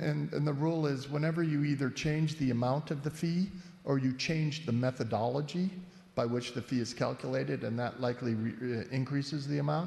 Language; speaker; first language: English; native; English